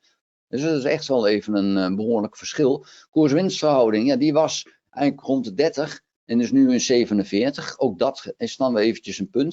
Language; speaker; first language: Dutch; native; Dutch